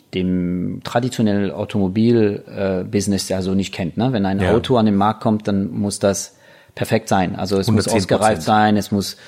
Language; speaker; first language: German; non-native, fluent; French